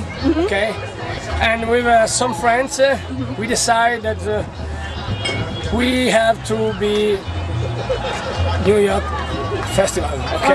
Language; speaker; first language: English; non-native, learner; Italian